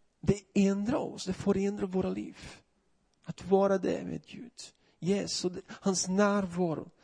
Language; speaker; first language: Swedish; non-native, fluent; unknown